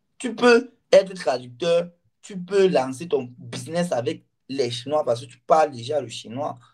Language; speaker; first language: French; non-native, local second language; Ghomala